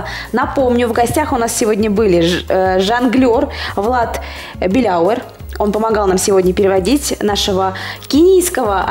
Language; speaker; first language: Russian; native; Russian